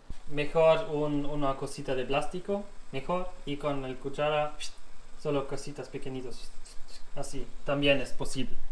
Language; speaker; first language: Spanish; non-native, learner; German